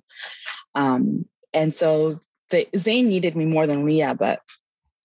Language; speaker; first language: English; native; English